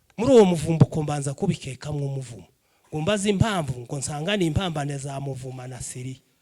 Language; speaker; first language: Kinyarwanda; native; Kinyarwanda